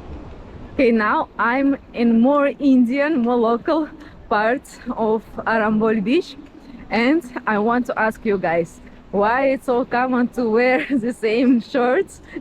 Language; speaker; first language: English; non-native, fluent; Russian